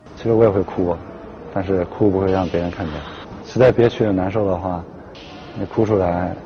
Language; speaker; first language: Chinese; native; Chinese